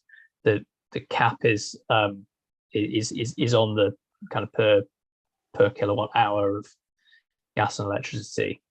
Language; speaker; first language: English; native; English